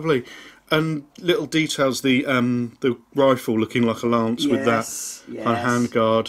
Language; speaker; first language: English; native; English